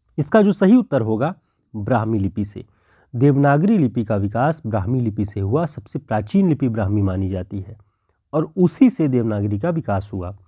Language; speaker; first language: Hindi; native; Hindi